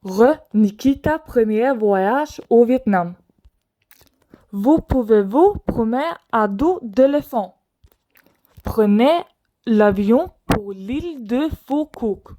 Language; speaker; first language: French; non-native, learner; Swedish